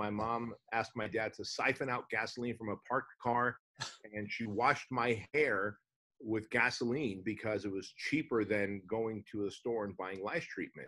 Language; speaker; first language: English; native; English